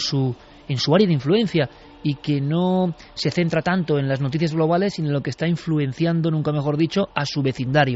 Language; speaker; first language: Spanish; native; Spanish